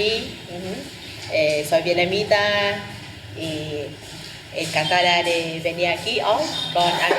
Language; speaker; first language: Spanish; non-native, fluent; Vietnamese